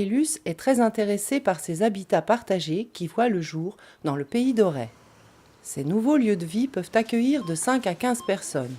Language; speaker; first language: French; native; French